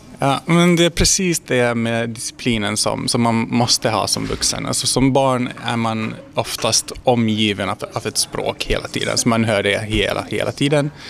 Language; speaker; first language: Swedish; non-native, fluent; Hungarian